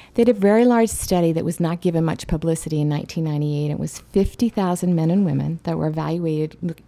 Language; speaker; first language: English; native; English